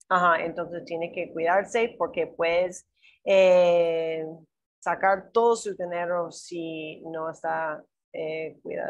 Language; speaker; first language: Spanish; non-native, learner; English